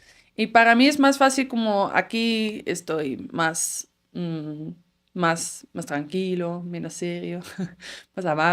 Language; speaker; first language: Spanish; non-native, fluent; Dutch